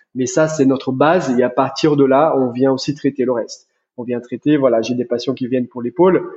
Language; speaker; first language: French; non-native, fluent; Portuguese